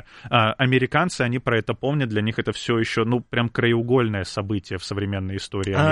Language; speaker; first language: Russian; native; Russian